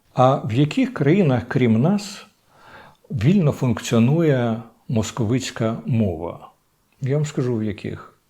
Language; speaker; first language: Ukrainian; native; Ukrainian